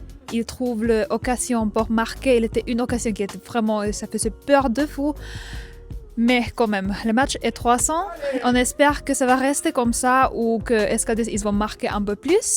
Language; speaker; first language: French; non-native, fluent; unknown